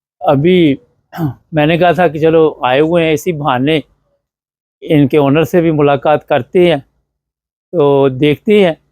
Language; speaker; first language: Urdu; non-native, local second language; Punjabi